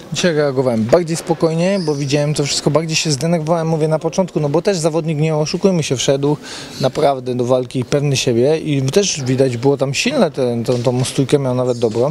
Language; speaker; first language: Polish; native; Polish